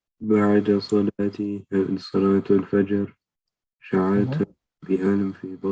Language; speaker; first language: Arabic; non-native, learner; English